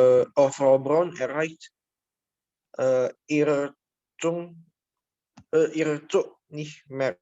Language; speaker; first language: German; non-native, learner; Indonesian